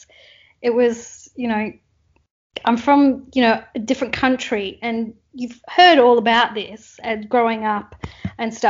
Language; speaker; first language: English; native; English